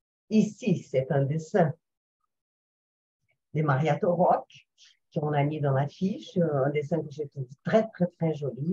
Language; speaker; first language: French; non-native, fluent; Portuguese